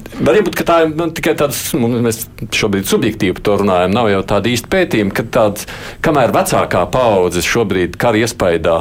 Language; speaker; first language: Latvian; native; Latvian